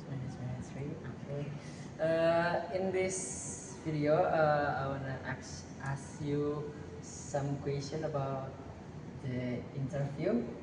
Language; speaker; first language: English; non-native, learner; Indonesian